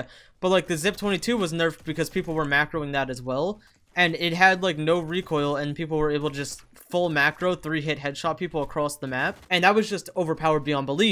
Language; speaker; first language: English; native; English